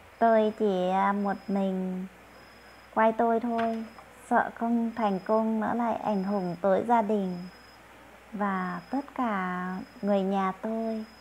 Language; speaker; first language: Vietnamese; non-native, local second language; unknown